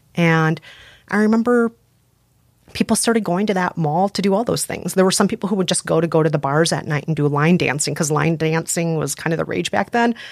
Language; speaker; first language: English; native; English